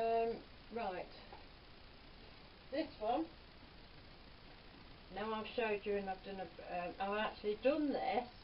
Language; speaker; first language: English; native; English